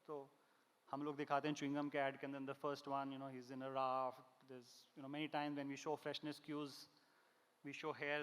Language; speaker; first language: English; non-native, local second language; Hindi